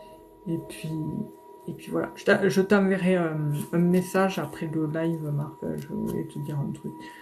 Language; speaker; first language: French; native; French